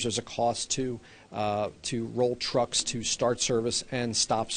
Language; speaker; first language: English; native; English